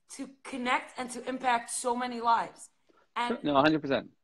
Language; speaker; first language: English; native; English